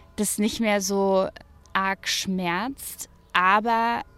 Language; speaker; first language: German; native; German